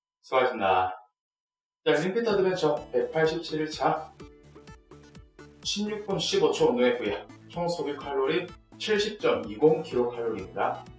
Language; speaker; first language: Korean; native; Korean